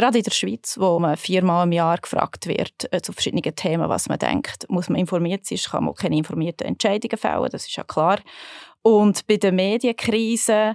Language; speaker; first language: German; native; German